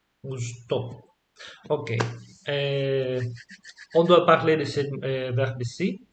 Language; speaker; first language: French; non-native, fluent; Spanish